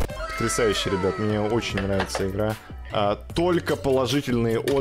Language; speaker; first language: Russian; native; Russian